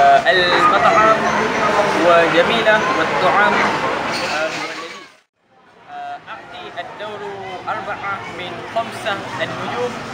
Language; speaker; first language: Arabic; non-native, learner; Malay